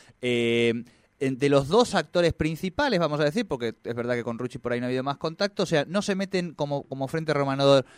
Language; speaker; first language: Spanish; native; Spanish